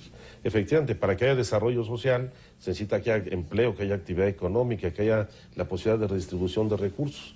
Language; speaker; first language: Spanish; native; Spanish